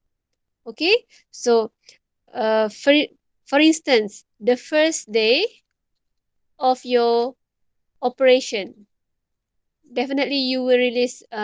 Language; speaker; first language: English; non-native, local second language; Malay